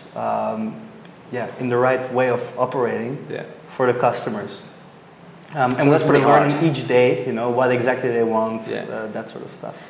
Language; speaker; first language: English; non-native, fluent; Dutch